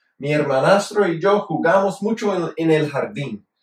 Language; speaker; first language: Spanish; non-native, fluent; English